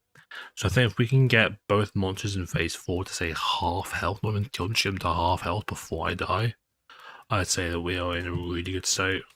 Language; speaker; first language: English; native; English